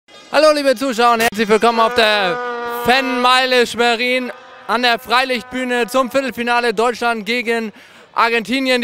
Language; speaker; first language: German; native; German